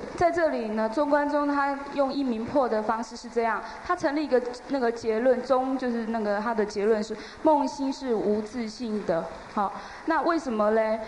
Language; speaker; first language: Chinese; native; Chinese